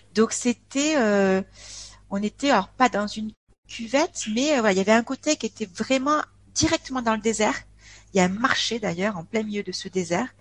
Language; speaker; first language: French; native; French